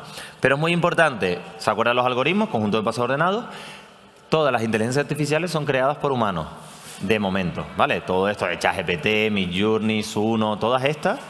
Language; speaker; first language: Spanish; native; Spanish